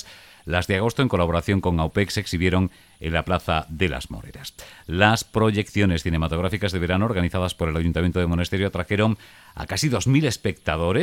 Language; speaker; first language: Spanish; native; Spanish